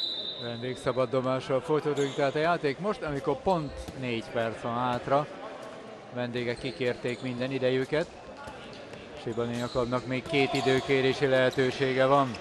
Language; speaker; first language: Hungarian; native; Hungarian